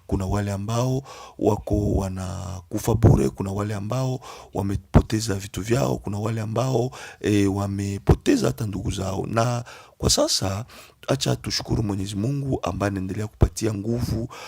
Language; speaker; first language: Swahili; native; Swahili